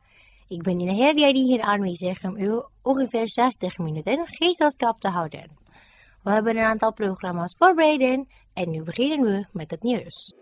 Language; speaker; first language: Dutch; non-native, fluent; Indonesian